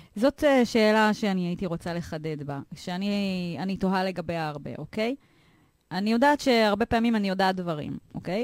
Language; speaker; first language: Hebrew; native; Hebrew